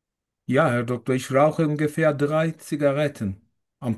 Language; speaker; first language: German; non-native, fluent; Turkish